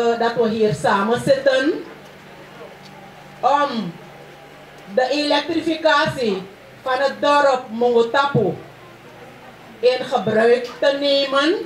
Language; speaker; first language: Dutch; non-native, local second language; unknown